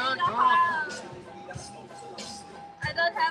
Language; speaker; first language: English; non-native, learner; Thai